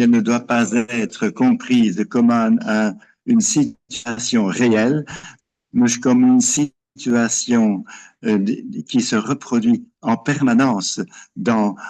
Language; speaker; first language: French; non-native, fluent; Portuguese